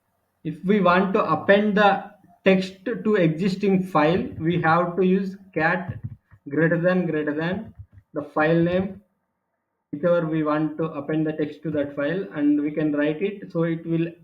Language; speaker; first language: English; non-native, local second language; Telugu